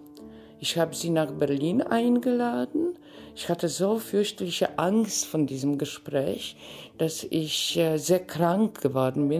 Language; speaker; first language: German; non-native, fluent; Polish